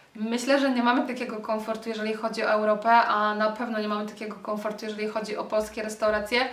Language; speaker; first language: Polish; native; Polish